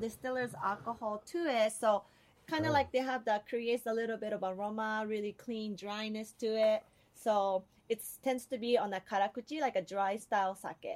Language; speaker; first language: English; non-native, fluent; Japanese